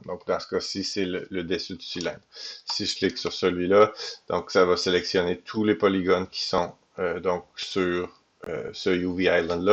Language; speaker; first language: French; native; French